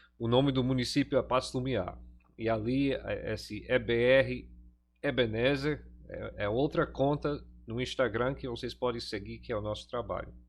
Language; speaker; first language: Portuguese; non-native, fluent; English